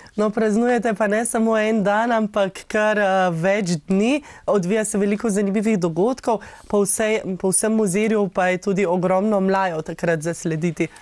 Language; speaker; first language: Slovenian; native; Slovenian